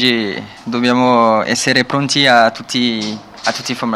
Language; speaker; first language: Italian; non-native, learner; French